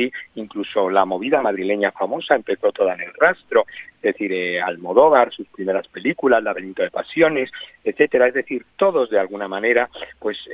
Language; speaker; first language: Spanish; native; Spanish